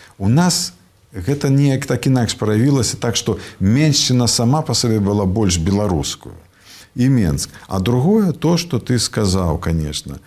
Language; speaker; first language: Belarusian; native; Belarusian